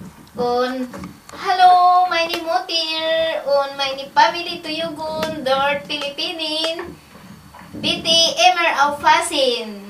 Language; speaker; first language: German; non-native, learner; Cebuano